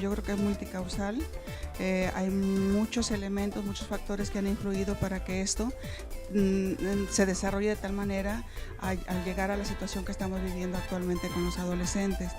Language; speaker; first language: Spanish; native; Spanish